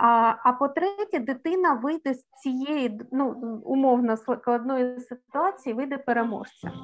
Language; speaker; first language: Ukrainian; native; Ukrainian